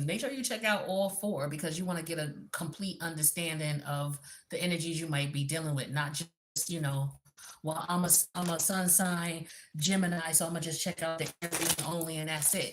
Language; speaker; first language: English; native; English